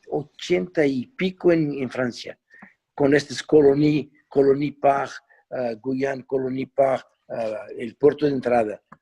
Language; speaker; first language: Spanish; non-native, fluent; Portuguese